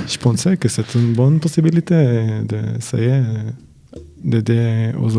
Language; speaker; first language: French; non-native, learner; Hebrew